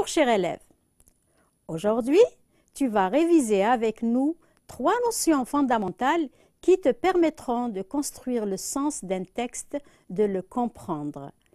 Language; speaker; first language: French; non-native, local second language; Arabic